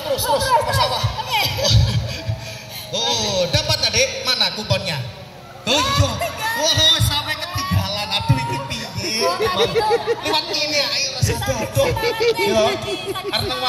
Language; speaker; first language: Indonesian; non-native, local second language; Javanese